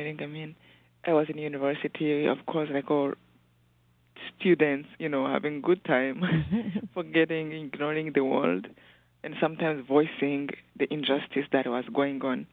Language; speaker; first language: English; non-native, local second language; Kinyarwanda